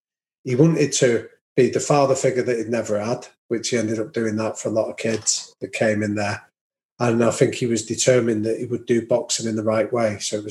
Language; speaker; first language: English; native; English